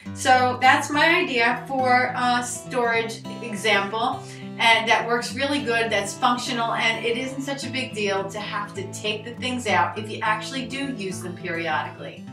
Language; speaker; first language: English; native; English